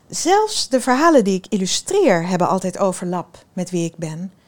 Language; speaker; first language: Dutch; early bilingual, other home language; Swedish